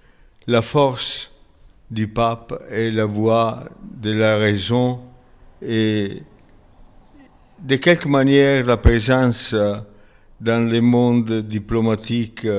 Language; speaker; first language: French; non-native, fluent; Italian